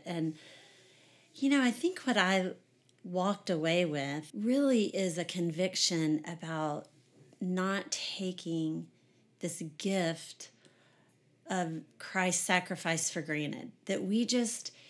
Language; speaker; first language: English; native; English